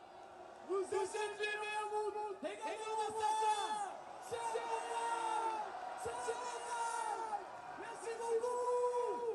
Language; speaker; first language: French; non-native, learner; Arabic